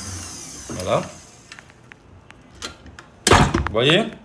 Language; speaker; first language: French; native; French